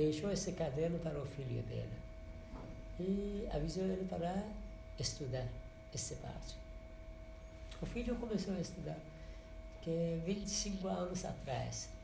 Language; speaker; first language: Portuguese; non-native, learner; Persian